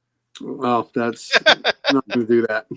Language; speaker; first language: English; native; English